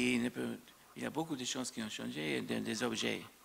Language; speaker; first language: French; non-native, fluent; German